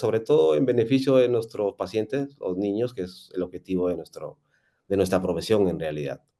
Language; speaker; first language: Spanish; native; Spanish